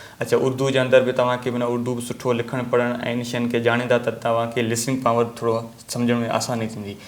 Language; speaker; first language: Sindhi; non-native, local second language; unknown